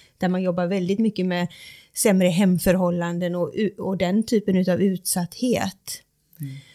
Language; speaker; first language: Swedish; native; Swedish